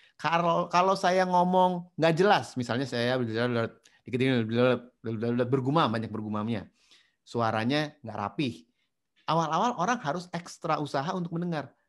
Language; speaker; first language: Indonesian; native; Indonesian